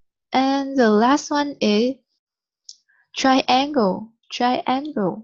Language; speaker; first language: English; non-native, learner; Vietnamese